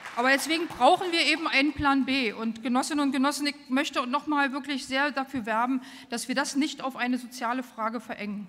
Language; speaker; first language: German; native; German